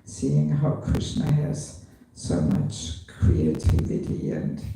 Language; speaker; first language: English; non-native, fluent; German